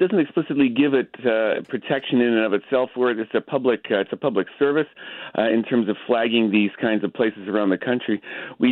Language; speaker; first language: English; native; English